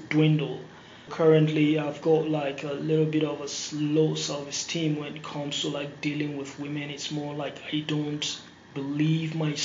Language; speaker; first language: English; non-native, local second language; Hausa